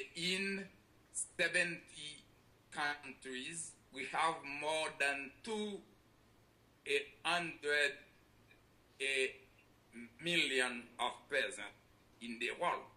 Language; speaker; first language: English; non-native, learner; Haitian Creole